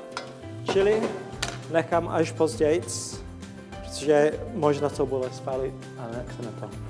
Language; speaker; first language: Czech; non-native, learner; English